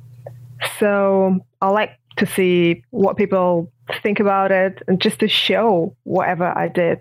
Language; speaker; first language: English; non-native, fluent; Russian